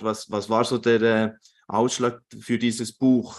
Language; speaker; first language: German; native; German